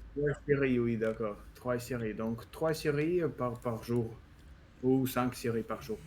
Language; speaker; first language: French; non-native, learner; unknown